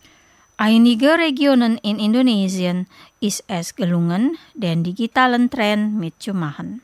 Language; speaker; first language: German; non-native, fluent; Indonesian